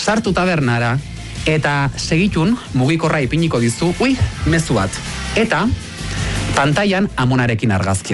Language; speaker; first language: Basque; native; Basque